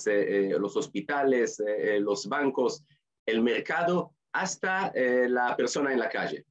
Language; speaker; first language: Spanish; non-native, fluent; Hebrew